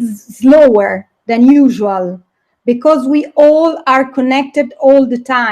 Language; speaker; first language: English; non-native, fluent; Italian